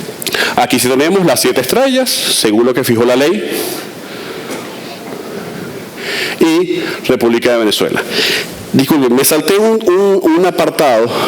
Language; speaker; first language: Spanish; native; Spanish